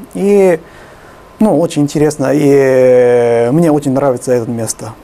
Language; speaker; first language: Russian; non-native, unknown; Japanese